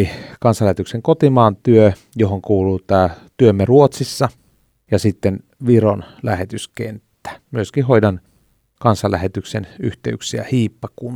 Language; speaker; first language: Finnish; native; Finnish